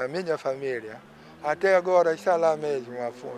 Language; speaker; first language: Portuguese; non-native, local second language; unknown